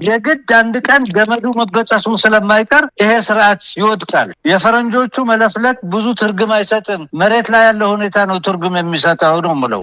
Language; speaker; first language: Amharic; non-native, local second language; Oromo